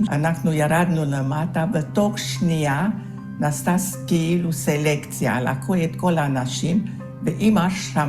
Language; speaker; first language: Hebrew; early bilingual, other home language; Hungarian